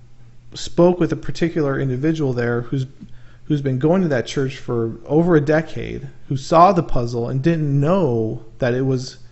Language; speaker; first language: English; native; English